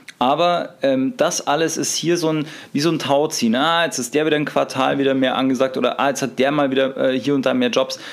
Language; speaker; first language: German; native; German